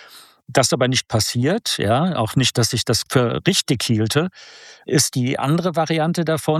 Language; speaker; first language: German; native; German